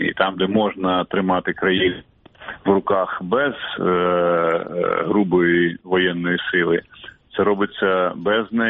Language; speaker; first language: Ukrainian; native; Ukrainian